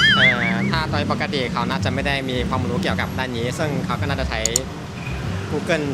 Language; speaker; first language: Thai; non-native, fluent; Chinese